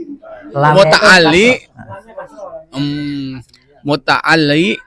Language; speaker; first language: Arabic; non-native, learner; Indonesian